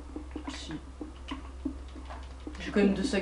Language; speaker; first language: French; native; French